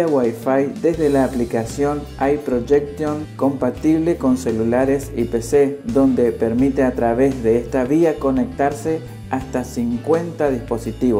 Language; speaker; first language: Spanish; native; Spanish